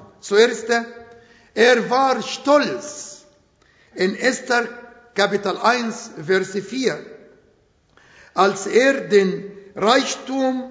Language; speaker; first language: German; non-native, fluent; Arabic